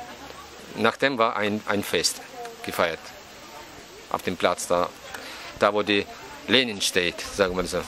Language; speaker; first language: German; non-native, fluent; Russian